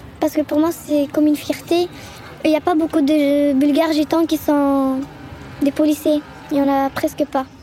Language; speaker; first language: French; early bilingual, other home language; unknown